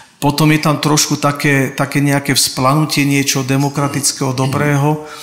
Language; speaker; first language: Slovak; native; Slovak